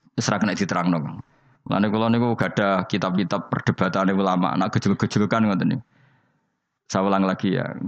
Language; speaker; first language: Indonesian; non-native, local second language; Javanese